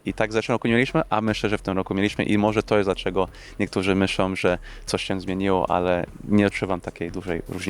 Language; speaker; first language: Polish; early bilingual, heritage; English